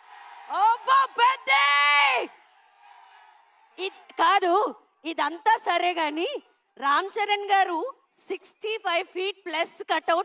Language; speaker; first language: Telugu; native; Telugu